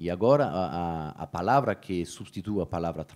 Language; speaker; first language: Portuguese; native; Portuguese